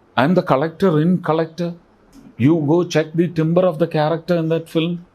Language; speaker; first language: English; non-native, local second language; Malayalam